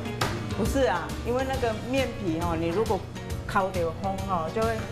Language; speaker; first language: Chinese; native; Chinese